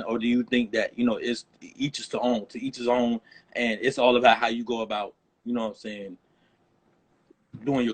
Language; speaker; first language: English; native; English